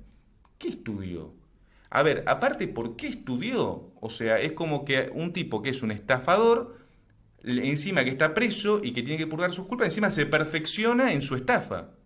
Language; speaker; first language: Spanish; native; Spanish